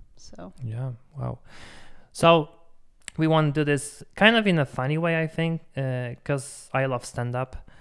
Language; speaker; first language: English; non-native, fluent; Polish